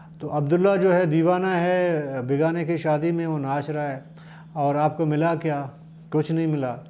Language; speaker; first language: Urdu; non-native, local second language; Baluchi